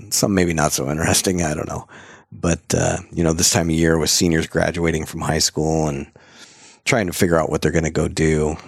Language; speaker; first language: English; native; English